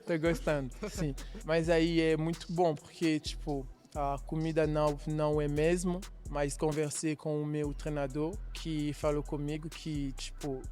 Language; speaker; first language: Portuguese; non-native, learner; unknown